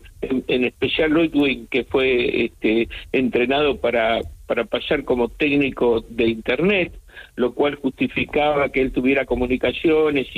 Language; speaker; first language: Spanish; native; Spanish